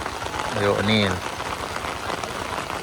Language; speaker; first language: Indonesian; non-native, local second language; Minangkabau